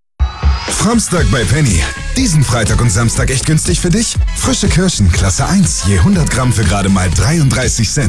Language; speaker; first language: German; native; German